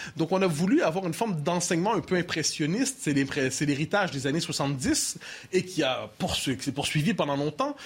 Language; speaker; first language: French; native; French